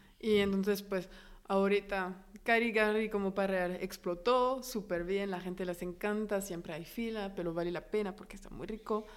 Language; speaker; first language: Spanish; non-native, fluent; French